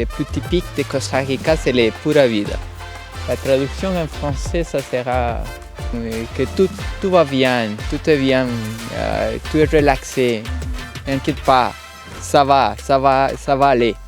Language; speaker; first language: French; non-native, learner; Spanish